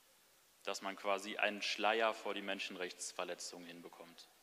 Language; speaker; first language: German; native; German